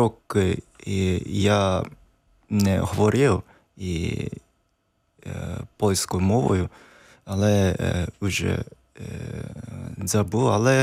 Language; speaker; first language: Ukrainian; non-native, learner; Japanese